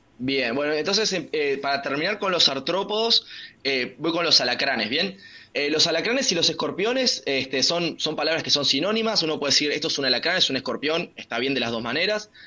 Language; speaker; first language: Spanish; native; Spanish